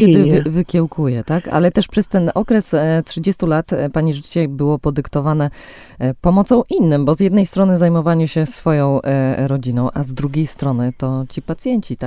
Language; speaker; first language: Polish; native; Polish